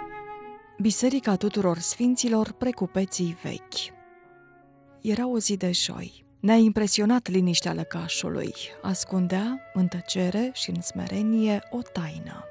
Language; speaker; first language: Romanian; native; Romanian